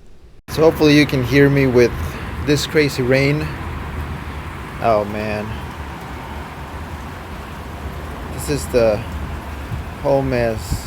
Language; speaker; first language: English; non-native, fluent; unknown